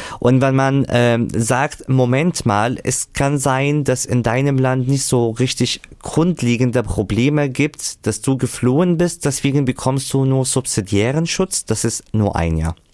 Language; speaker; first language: German; non-native, fluent; Arabic